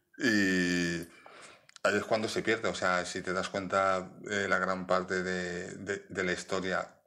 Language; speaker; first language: Spanish; native; Spanish